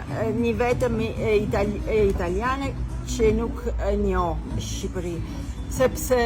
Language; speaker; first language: Albanian; non-native, learner; Italian